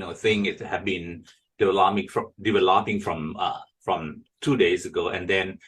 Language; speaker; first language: English; non-native, fluent; Thai